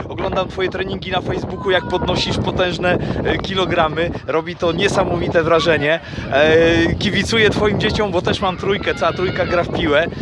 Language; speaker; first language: Polish; native; Polish